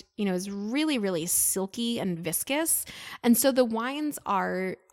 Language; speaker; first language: English; native; English